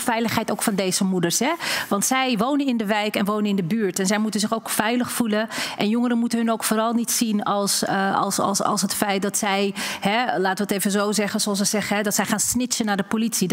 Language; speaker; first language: Dutch; native; Dutch